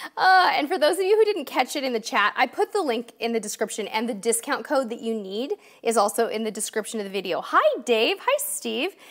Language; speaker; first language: English; native; English